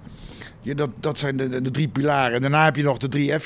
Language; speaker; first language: Dutch; native; Dutch